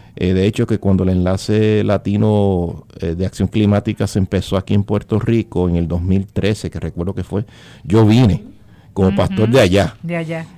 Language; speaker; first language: Spanish; early bilingual, heritage; Spanish